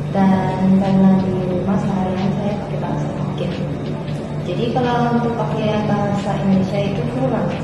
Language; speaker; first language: Indonesian; non-native, local second language; Min Nan Chinese